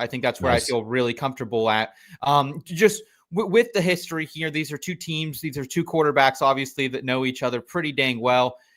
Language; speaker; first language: English; native; English